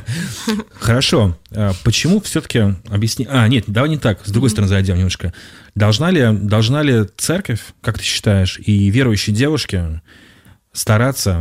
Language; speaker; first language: Russian; native; Russian